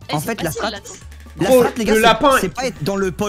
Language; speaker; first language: French; native; French